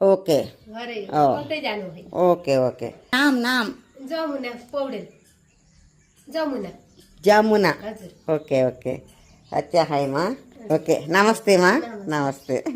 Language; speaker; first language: Hindi; non-native, learner; Telugu